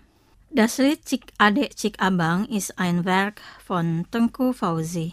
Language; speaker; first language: German; non-native, fluent; Indonesian